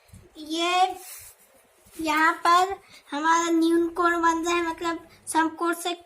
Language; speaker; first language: Hindi; native; Hindi